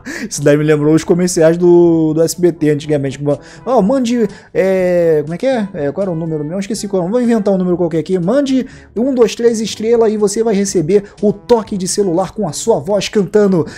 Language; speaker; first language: Portuguese; native; Portuguese